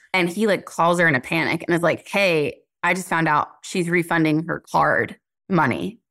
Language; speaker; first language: English; native; English